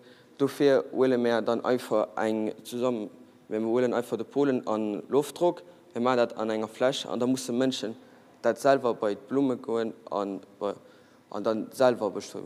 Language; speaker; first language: German; non-native, learner; Portuguese